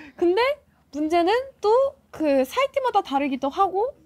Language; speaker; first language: Korean; non-native, fluent; Ukrainian